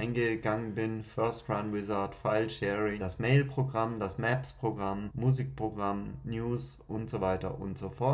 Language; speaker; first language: German; native; German